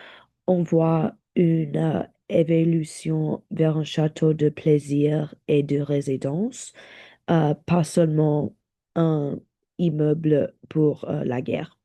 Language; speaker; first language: French; non-native, learner; English